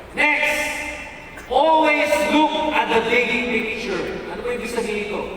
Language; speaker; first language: Filipino; native; Filipino